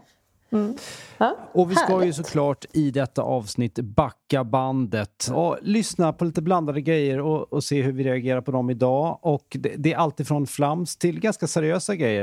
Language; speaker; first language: Swedish; native; Swedish